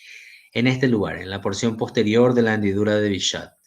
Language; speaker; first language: Spanish; native; Spanish